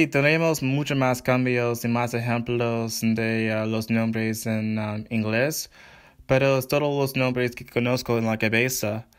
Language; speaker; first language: Spanish; non-native, learner; English